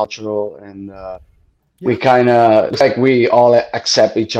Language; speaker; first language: English; non-native, fluent; Italian